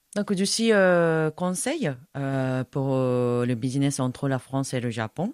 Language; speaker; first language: French; non-native, fluent; Japanese